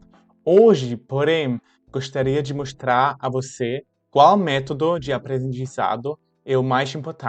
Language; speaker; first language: Portuguese; non-native, fluent; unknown